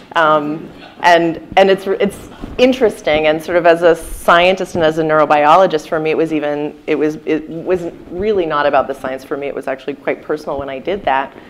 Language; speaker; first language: English; native; English